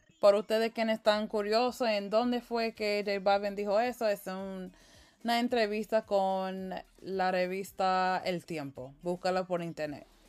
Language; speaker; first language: Spanish; early bilingual, heritage; Spanish